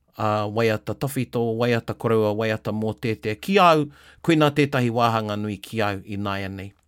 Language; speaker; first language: Māori; non-native, local second language; English